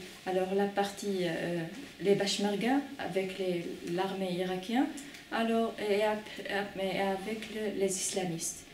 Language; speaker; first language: French; non-native, fluent; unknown